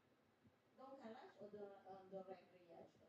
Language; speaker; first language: French; non-native, fluent; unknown